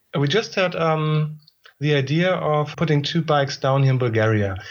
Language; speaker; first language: English; non-native, fluent; German